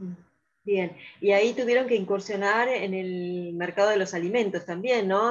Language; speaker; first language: Spanish; native; Spanish